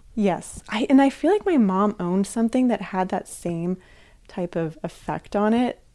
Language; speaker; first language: English; native; English